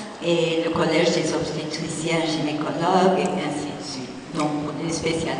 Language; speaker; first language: French; non-native, fluent; English